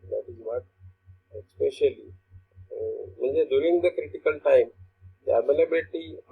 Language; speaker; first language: English; non-native, local second language; Marathi